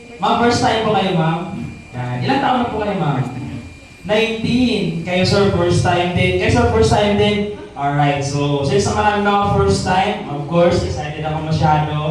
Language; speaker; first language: Filipino; non-native, local second language; Masbatenyo